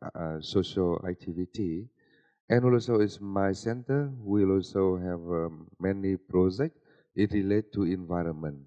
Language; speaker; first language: English; non-native, learner; Vietnamese